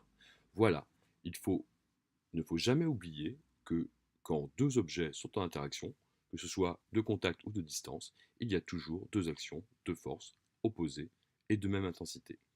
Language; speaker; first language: French; native; French